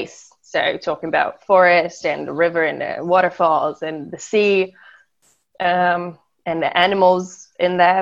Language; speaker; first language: English; non-native, fluent; Portuguese